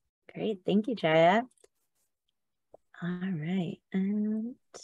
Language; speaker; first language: English; native; English